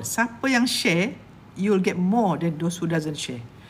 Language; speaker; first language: English; non-native, local second language; Malay